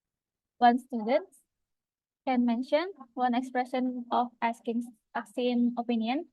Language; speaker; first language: English; non-native, fluent; Indonesian